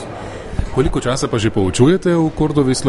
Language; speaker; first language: Slovenian; native; Slovenian